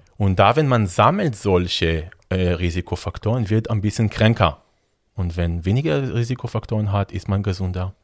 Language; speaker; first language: German; non-native, fluent; Hebrew